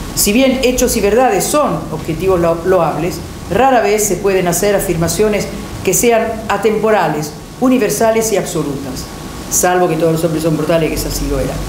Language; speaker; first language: Spanish; non-native, fluent; Italian